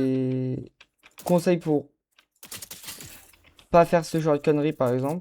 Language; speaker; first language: French; native; French